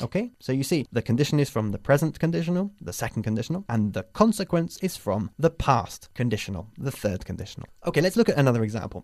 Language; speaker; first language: English; native; English